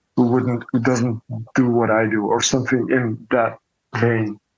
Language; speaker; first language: English; non-native, fluent; Dutch